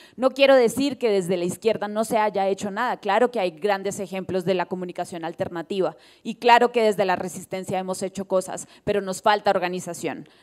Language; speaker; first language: Spanish; native; Spanish